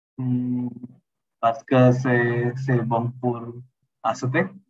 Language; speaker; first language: French; non-native, learner; Indonesian